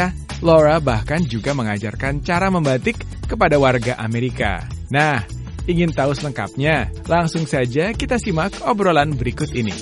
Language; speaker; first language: Indonesian; native; Indonesian